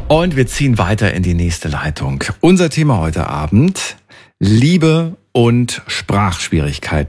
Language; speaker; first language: German; native; German